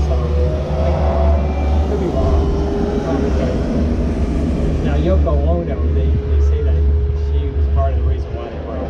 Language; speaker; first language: English; native; English